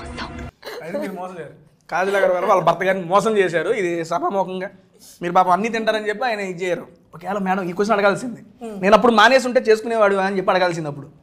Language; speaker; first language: Telugu; native; Telugu